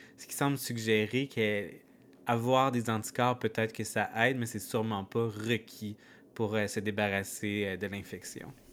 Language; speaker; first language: French; native; French